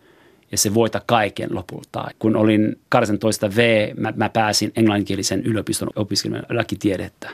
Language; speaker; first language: Finnish; non-native, fluent; French